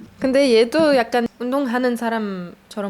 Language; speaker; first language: Korean; non-native, fluent; Arabic